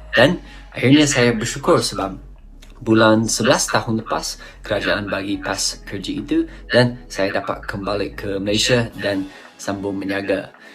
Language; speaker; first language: Malay; non-native, fluent; English